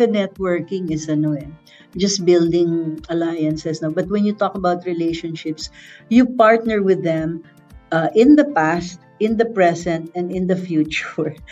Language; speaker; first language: English; non-native, local second language; Filipino